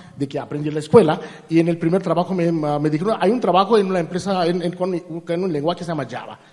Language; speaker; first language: Spanish; non-native, fluent; Hindi